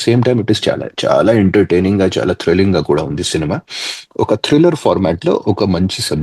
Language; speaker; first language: Telugu; non-native, fluent; Hindi